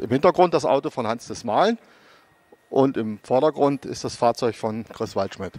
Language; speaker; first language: German; native; German